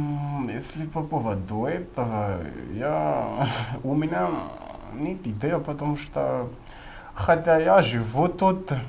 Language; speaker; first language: Russian; non-native, fluent; Malagasy